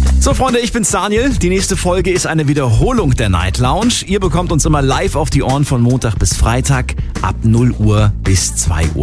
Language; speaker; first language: German; native; German